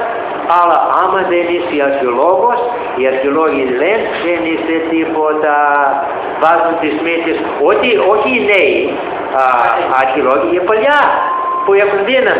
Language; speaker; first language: Greek; early bilingual, heritage; Greek